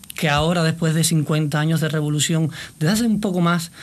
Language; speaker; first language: Spanish; native; Spanish